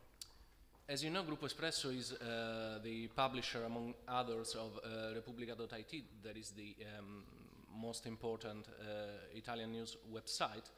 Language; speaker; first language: English; non-native, fluent; Italian